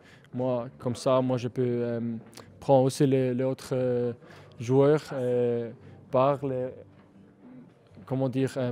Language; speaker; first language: French; non-native, learner; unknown